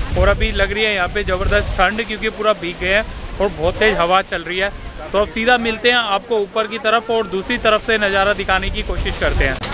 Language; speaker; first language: Hindi; native; Hindi